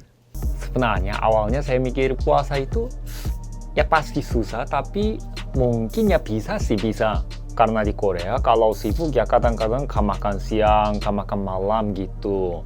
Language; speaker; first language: Indonesian; non-native, fluent; Korean